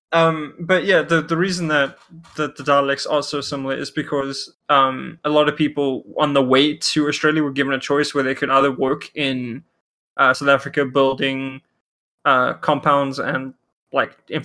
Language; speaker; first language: English; non-native, local second language; Afrikaans